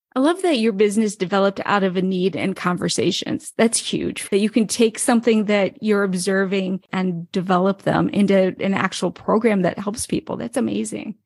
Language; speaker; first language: English; native; English